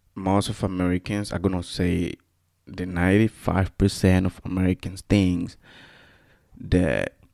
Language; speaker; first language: English; non-native, fluent; Spanish